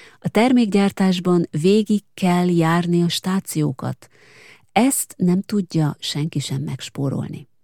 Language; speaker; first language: Hungarian; native; Hungarian